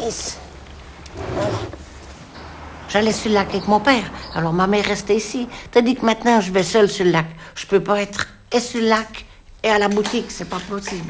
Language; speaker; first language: French; native; French